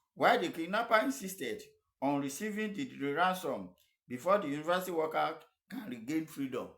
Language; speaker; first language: English; non-native, local second language; Yoruba